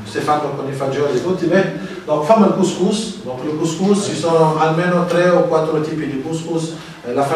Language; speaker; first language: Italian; non-native, learner; Arabic